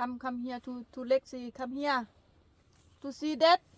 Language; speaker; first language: English; non-native, learner; Thai